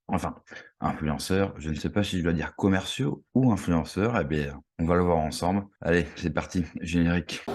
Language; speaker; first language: French; native; French